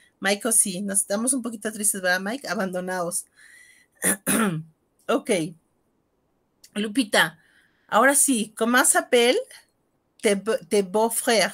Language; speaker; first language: Spanish; native; Spanish